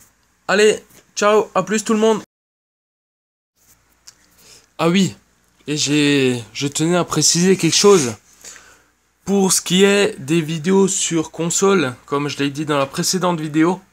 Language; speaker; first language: French; native; French